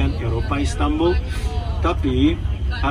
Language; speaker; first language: Indonesian; non-native, fluent; Turkish